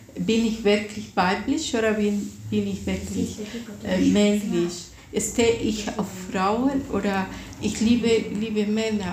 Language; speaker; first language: German; non-native, fluent; Russian